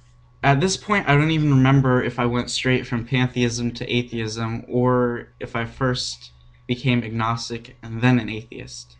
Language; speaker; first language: English; native; English